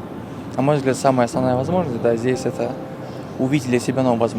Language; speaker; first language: Russian; native; Russian